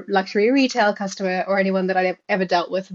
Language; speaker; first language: English; native; English